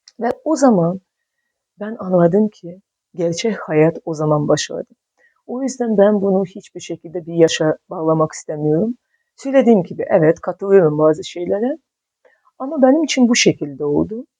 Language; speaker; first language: Turkish; non-native, fluent; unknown